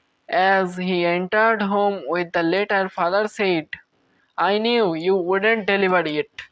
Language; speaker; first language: English; non-native, local second language; Bangla